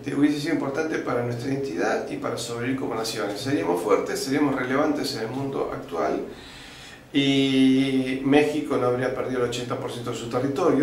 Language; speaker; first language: Spanish; native; Spanish